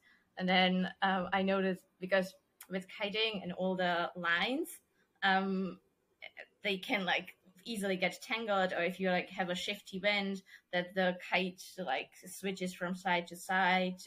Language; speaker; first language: English; non-native, fluent; Czech